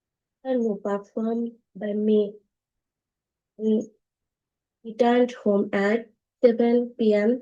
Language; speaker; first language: English; non-native, learner; Bangla